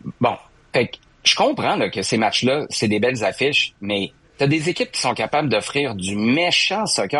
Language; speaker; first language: French; native; French